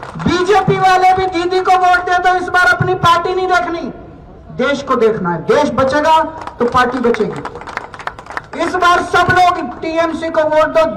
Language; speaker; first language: Hindi; native; Hindi